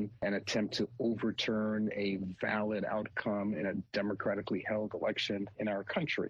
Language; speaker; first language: English; native; English